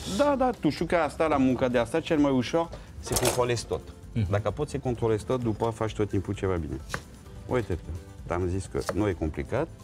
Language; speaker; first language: Romanian; non-native, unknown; French